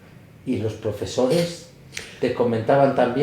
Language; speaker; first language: Spanish; native; Spanish